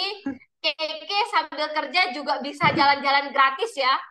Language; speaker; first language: Indonesian; native; Indonesian